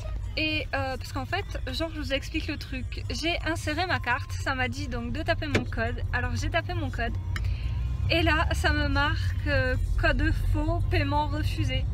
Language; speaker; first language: French; native; French